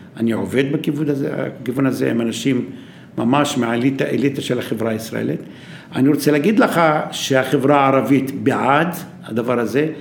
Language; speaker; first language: Hebrew; non-native, local second language; Arabic